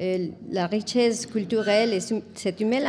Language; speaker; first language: French; non-native, fluent; Spanish